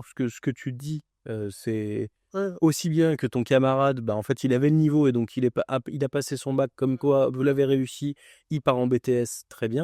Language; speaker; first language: French; native; French